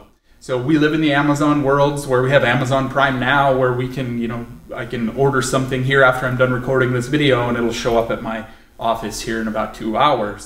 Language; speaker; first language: English; native; English